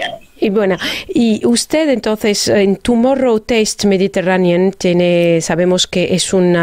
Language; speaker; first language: Spanish; non-native, fluent; Arabic